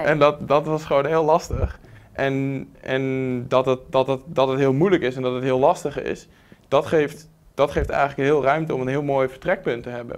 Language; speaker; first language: Dutch; native; Dutch